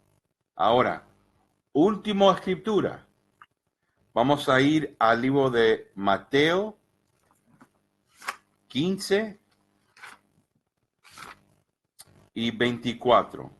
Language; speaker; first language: Spanish; early bilingual, heritage; Spanish